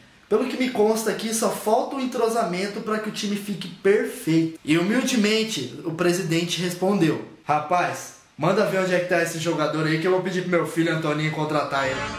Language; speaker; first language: Portuguese; native; Portuguese